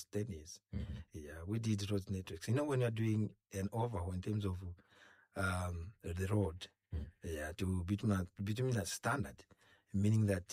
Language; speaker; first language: English; non-native, local second language; Nyanja